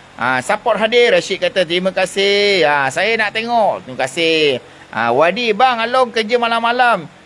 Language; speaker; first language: Malay; native; Malay